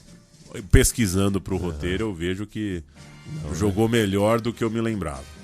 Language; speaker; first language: Portuguese; native; Portuguese